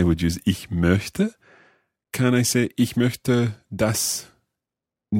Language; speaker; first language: German; non-native, learner; English